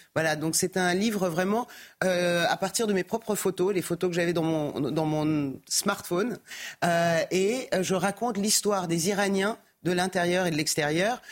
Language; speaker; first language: French; early bilingual, other home language; Persian